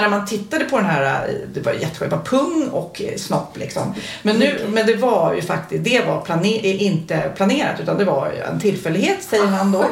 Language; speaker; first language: Swedish; native; Swedish